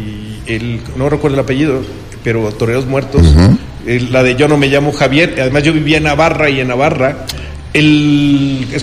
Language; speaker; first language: Spanish; native; Spanish